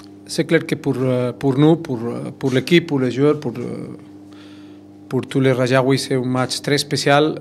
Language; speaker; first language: French; non-native, fluent; Spanish